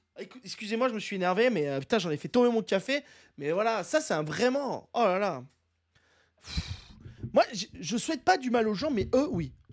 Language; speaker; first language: French; native; French